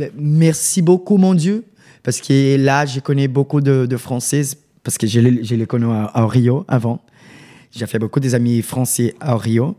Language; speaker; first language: French; non-native, learner; Portuguese